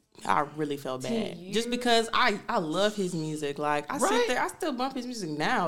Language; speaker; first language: English; native; English